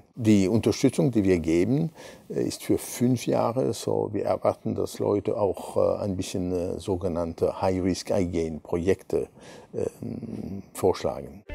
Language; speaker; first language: German; non-native, fluent; French